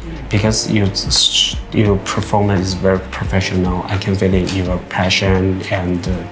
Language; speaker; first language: English; non-native, learner; Chinese